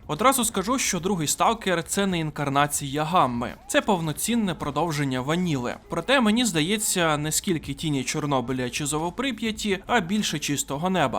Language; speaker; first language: Ukrainian; native; Ukrainian